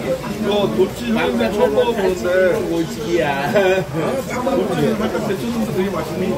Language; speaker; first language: Korean; native; Korean